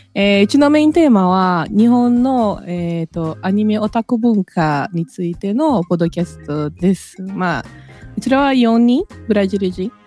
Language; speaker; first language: Japanese; early bilingual, heritage; Portuguese